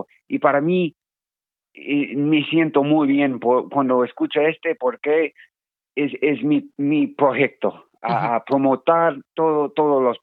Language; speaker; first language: Spanish; non-native, learner; English